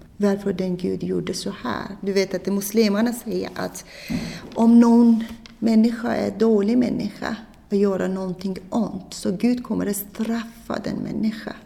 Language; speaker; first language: Swedish; non-native, fluent; Persian